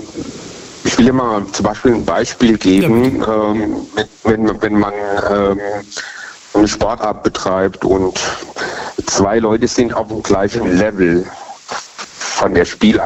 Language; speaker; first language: German; native; German